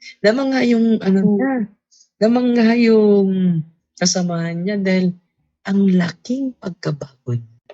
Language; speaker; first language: Filipino; non-native, local second language; Cebuano